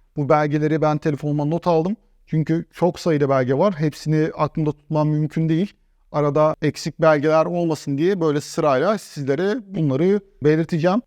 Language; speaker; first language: Turkish; native; Turkish